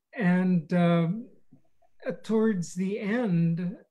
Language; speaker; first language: English; early bilingual, other home language; Ukrainian